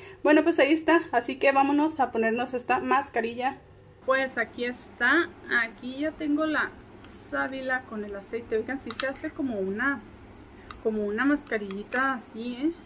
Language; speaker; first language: Spanish; native; Spanish